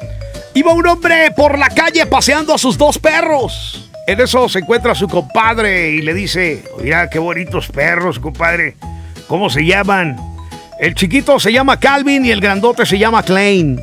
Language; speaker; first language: Spanish; native; Spanish